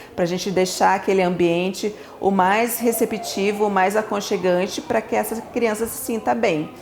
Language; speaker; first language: Portuguese; native; Portuguese